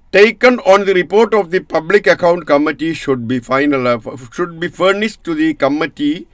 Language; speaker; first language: English; non-native, local second language; Malayalam